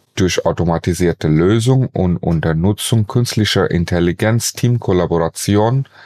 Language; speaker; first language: German; non-native, fluent; Bangla